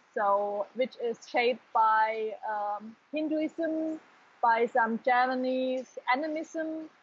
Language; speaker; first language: English; non-native, fluent; German